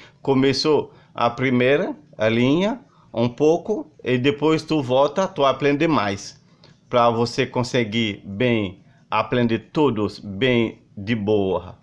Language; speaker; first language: Portuguese; non-native, learner; Haitian Creole